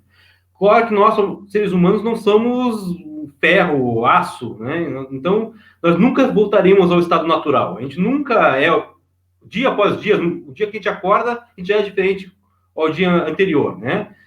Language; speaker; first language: Portuguese; native; Portuguese